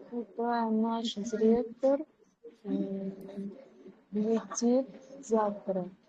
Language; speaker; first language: Russian; non-native, learner; Uzbek